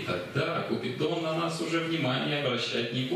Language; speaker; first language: Russian; native; Russian